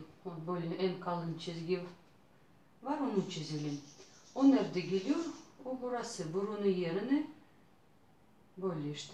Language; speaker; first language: Turkish; non-native, learner; Russian